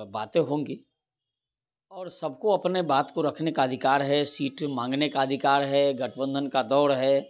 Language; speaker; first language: Hindi; native; Hindi